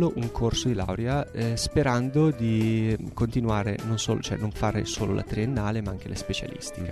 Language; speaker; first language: Italian; non-native, fluent; Arabic